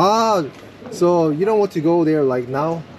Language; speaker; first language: English; non-native, fluent; Korean